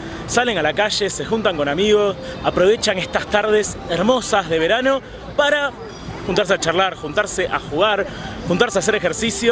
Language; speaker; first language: Spanish; native; Spanish